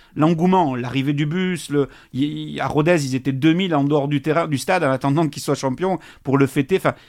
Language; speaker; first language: French; native; French